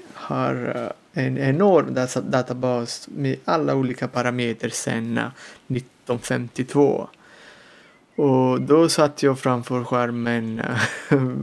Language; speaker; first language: Swedish; non-native, fluent; Italian